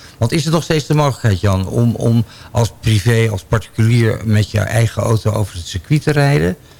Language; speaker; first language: Dutch; native; Dutch